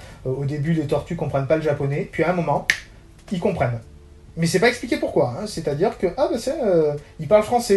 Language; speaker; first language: French; native; French